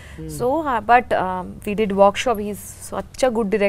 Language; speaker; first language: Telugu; non-native, learner; Bangla